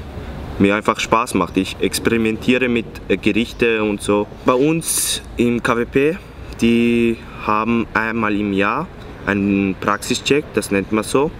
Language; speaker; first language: German; non-native, fluent; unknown